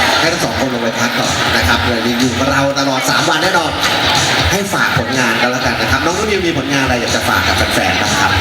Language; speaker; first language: Thai; native; Thai